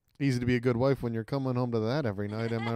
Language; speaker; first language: English; native; English